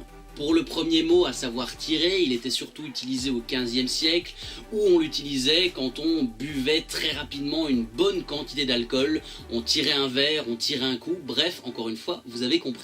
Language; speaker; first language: French; native; French